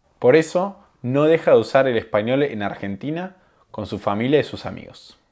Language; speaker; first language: Spanish; native; Spanish